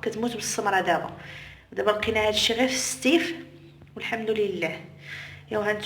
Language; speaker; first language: Arabic; native; Arabic